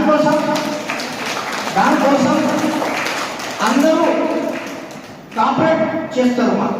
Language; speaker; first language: Telugu; non-native, local second language; Urdu